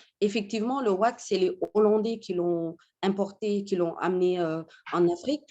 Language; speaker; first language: French; non-native, local second language; Wolof